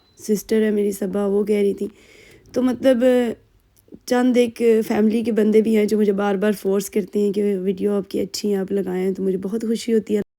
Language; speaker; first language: Urdu; non-native, local second language; Punjabi